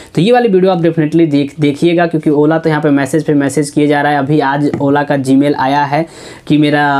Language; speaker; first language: Hindi; native; Hindi